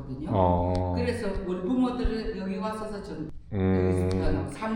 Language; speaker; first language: Korean; early bilingual, heritage; Korean